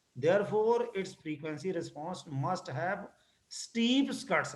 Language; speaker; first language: English; non-native, local second language; Punjabi